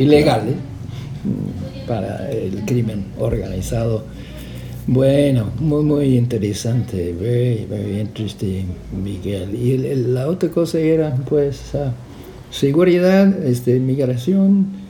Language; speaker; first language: Spanish; non-native, fluent; English